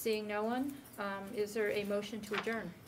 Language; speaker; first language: English; native; English